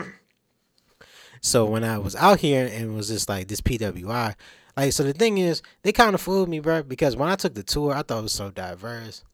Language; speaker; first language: English; native; English